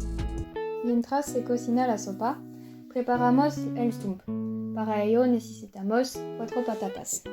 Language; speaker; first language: Spanish; non-native, learner; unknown